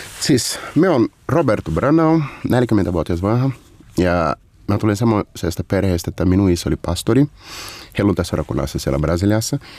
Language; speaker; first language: Finnish; non-native, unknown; Portuguese